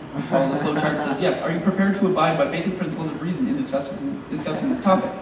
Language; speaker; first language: English; native; English